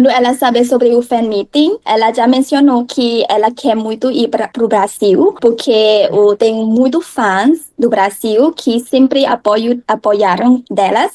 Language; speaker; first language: Portuguese; non-native, learner; Thai